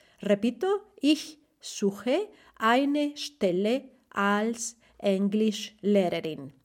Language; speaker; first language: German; non-native, fluent; Spanish